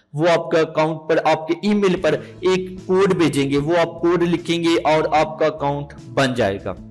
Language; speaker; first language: Urdu; non-native, local second language; Punjabi